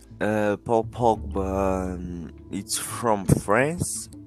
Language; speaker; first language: English; non-native, learner; Portuguese